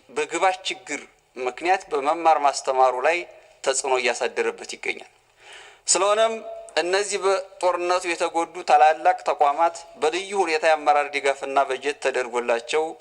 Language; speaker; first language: Amharic; native; Amharic